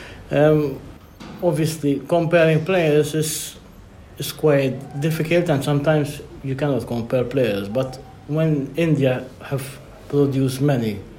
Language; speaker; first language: English; non-native, local second language; Maltese